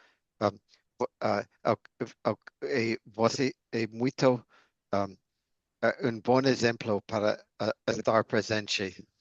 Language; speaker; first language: Portuguese; non-native, learner; English